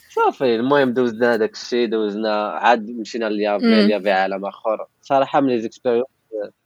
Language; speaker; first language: Arabic; non-native, local second language; Tachelhit